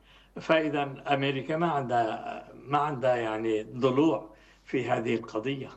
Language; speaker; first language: Arabic; native; Arabic